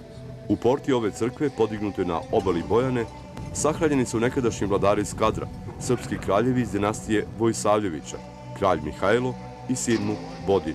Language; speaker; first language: Bosnian; native; Bosnian